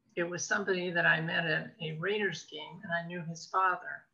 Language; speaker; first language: English; native; English